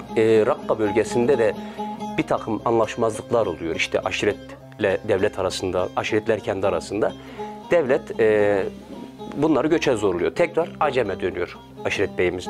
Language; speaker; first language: Turkish; native; Turkish